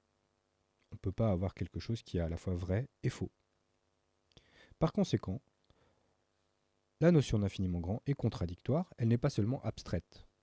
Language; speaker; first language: French; native; French